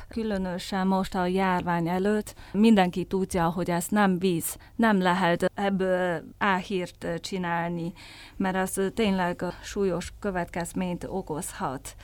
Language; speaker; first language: Hungarian; non-native, fluent; Chinese